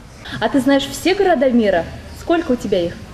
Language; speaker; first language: Russian; native; Russian